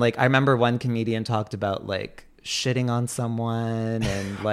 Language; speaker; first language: English; native; English